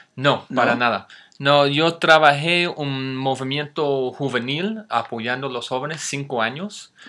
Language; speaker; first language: Spanish; non-native, fluent; English